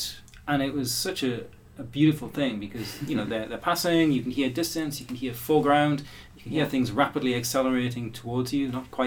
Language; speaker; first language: English; native; English